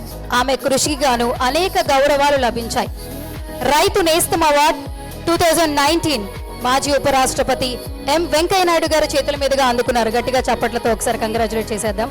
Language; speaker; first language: Telugu; native; Telugu